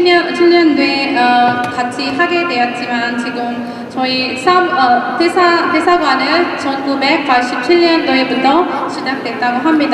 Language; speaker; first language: Korean; non-native, fluent; Sinhala